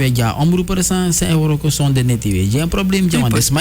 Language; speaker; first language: Dutch; native; Dutch